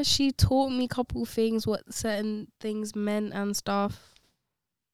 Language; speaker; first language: English; early bilingual, other home language; Konkani